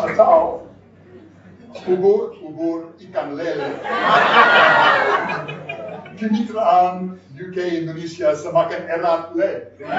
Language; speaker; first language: Indonesian; non-native, fluent; English